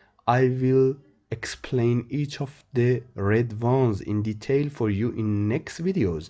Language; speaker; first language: English; non-native, fluent; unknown